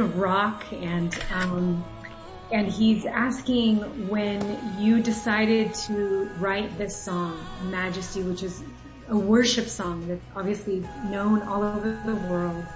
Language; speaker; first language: English; early bilingual, other home language; Spanish